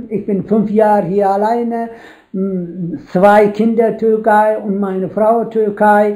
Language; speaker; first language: German; non-native, learner; Turkish